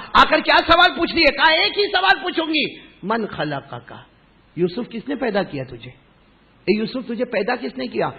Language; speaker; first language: Urdu; native; Urdu